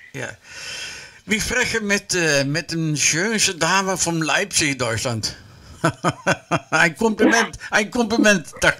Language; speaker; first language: German; non-native, learner; Dutch